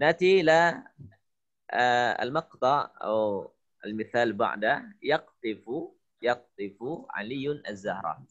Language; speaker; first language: Arabic; non-native, fluent; Indonesian